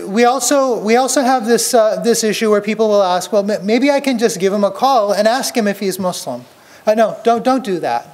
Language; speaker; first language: English; native; English